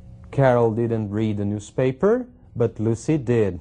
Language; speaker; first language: English; non-native, fluent; Portuguese